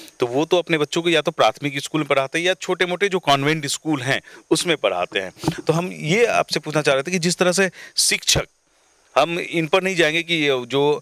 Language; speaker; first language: Hindi; native; Hindi